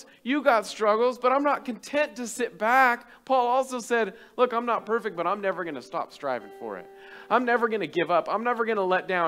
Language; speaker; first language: English; native; English